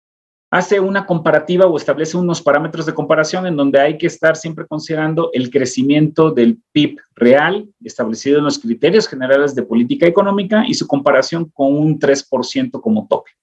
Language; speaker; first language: Spanish; native; Spanish